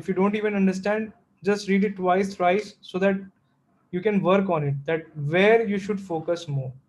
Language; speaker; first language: English; non-native, local second language; Hindi